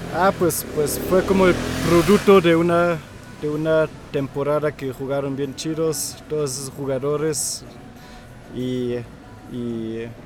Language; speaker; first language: Spanish; non-native, fluent; German